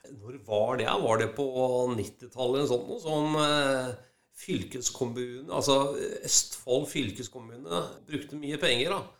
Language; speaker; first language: Norwegian; native; Norwegian